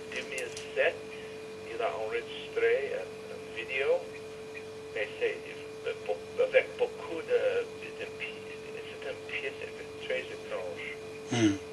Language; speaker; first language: French; non-native, fluent; English